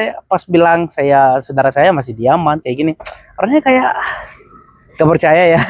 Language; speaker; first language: Indonesian; non-native, fluent; Arabic